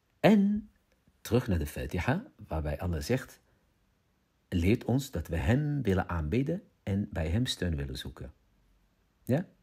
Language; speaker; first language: Dutch; early bilingual, other home language; Arabic